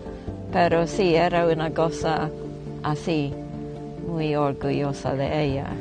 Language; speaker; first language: Spanish; non-native, local second language; English